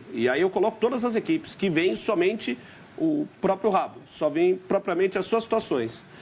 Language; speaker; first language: Portuguese; native; Portuguese